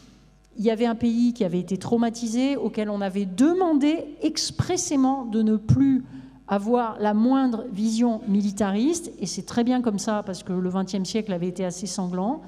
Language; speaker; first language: French; native; French